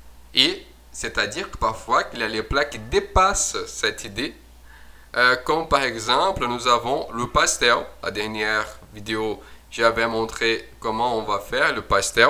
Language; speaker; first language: French; non-native, fluent; Portuguese